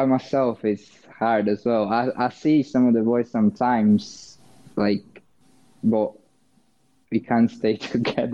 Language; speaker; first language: English; non-native, fluent; Portuguese